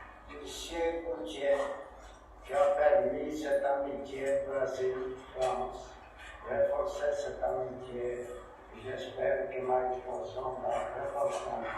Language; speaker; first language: French; non-native, fluent; Portuguese